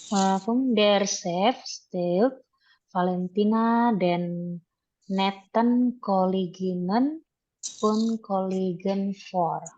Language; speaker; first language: German; non-native, learner; Indonesian